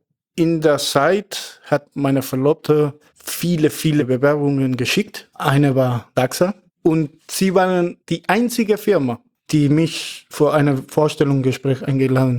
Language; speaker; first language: German; non-native, fluent; Spanish